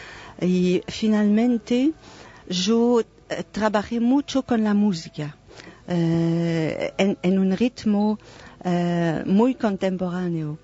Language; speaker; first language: Spanish; non-native, fluent; French